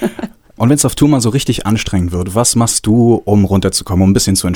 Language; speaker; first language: German; native; German